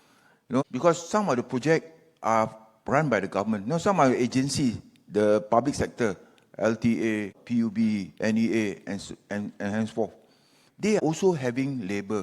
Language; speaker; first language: English; non-native, local second language; Malay